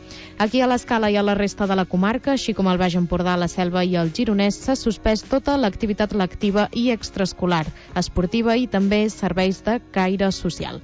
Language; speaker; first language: Catalan; native; Catalan